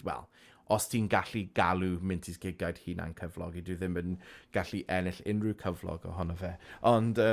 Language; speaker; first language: Welsh; non-native, local second language; English